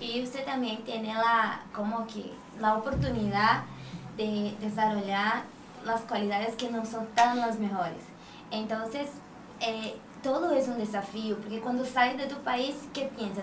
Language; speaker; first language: Spanish; non-native, fluent; Portuguese